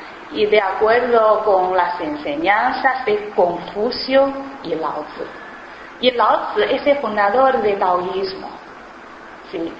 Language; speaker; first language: Spanish; non-native, fluent; Chinese